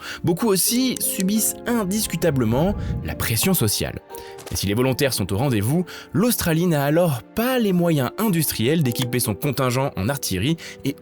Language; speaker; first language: French; native; French